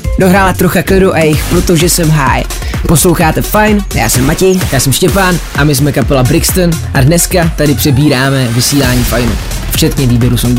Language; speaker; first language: Czech; native; Czech